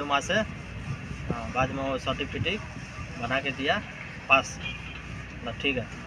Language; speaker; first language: Hindi; non-native, local second language; Bangla